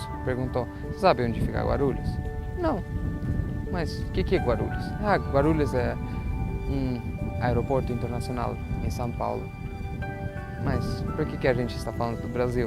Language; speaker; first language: Portuguese; non-native, fluent; Albanian